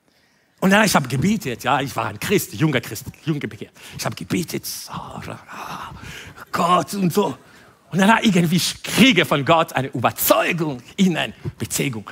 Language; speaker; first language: German; non-native, fluent; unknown